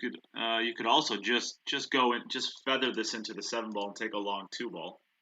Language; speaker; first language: English; native; English